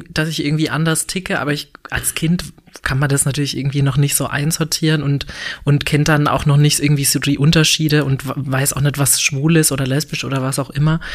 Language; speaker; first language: German; native; German